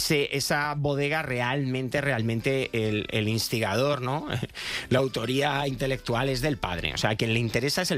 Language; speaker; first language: Spanish; native; Spanish